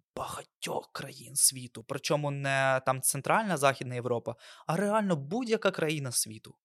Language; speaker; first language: Ukrainian; non-native, local second language; Russian